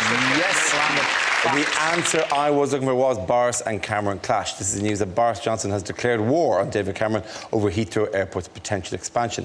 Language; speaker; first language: English; native; English